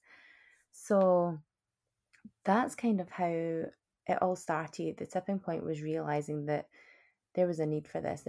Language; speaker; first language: English; native; English